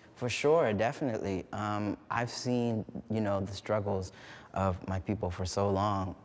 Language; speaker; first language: English; native; English